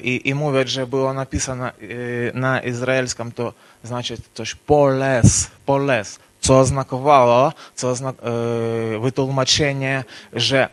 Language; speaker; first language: Polish; non-native, learner; Ukrainian